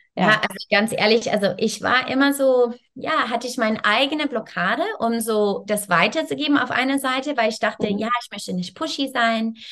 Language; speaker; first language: German; non-native, fluent; English